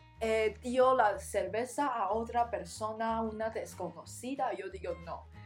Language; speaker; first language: Spanish; non-native, learner; Chinese